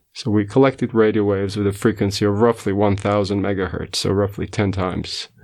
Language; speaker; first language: English; non-native, fluent; Portuguese